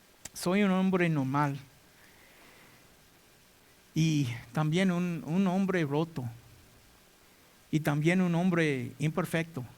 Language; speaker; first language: Spanish; non-native, learner; English